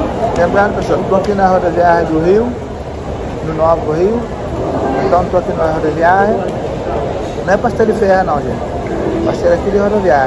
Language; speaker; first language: Portuguese; non-native, learner; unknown